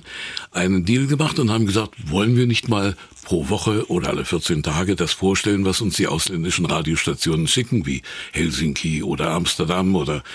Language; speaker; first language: German; native; German